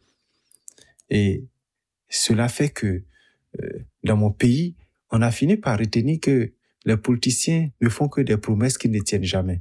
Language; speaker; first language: French; native; French